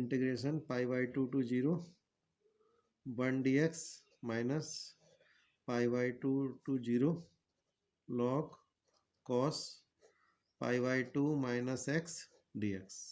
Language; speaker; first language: English; non-native, local second language; Hindi